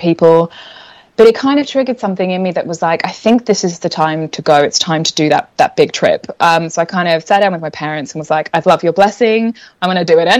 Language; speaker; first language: English; native; English